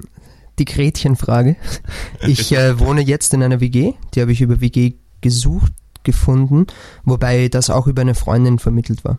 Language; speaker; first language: German; native; German